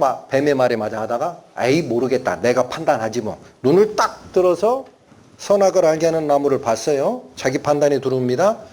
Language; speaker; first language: Korean; native; Korean